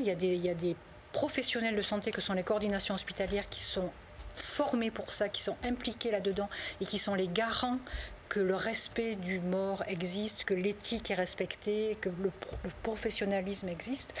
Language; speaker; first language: French; native; French